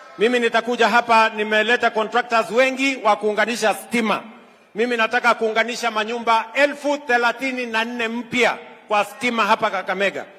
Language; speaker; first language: Swahili; native; Swahili